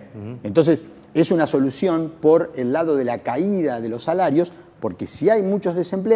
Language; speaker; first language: Spanish; native; Spanish